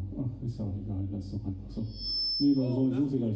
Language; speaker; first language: German; native; German